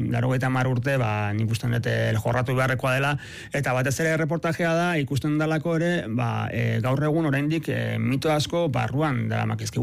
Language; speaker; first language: Basque; native; Basque